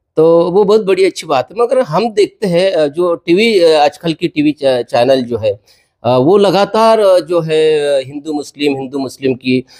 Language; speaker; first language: Hindi; non-native, local second language; Marathi